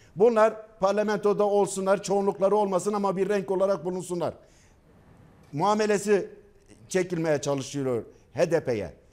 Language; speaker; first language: Turkish; non-native, local second language; Kurdish